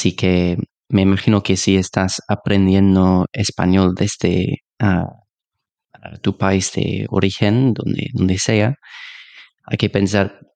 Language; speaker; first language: Spanish; non-native, fluent; English